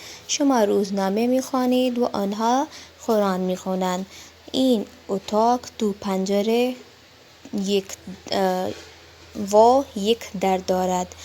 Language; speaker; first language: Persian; non-native, learner; Urdu